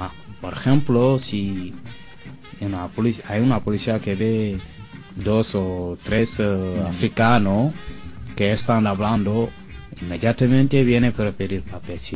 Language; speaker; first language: Spanish; non-native, learner; French